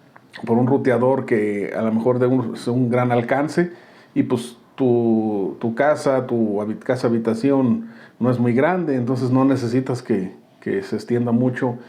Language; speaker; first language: Spanish; native; Spanish